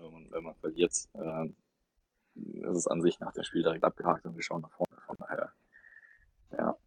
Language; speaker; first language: German; early bilingual, other home language; Russian